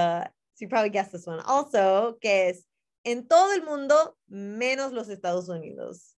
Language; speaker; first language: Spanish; non-native, fluent; English